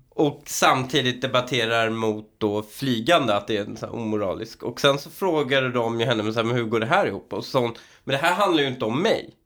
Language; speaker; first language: Swedish; early bilingual, other home language; Persian